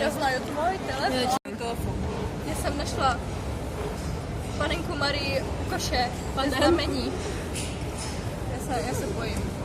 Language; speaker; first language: Czech; non-native, learner; Ukrainian